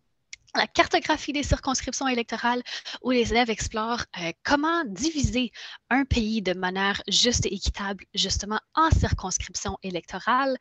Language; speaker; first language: French; native; French